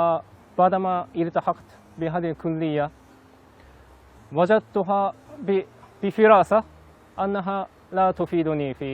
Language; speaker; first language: Arabic; non-native, fluent; Japanese